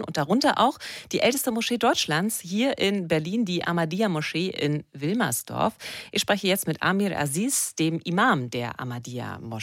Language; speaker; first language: German; native; German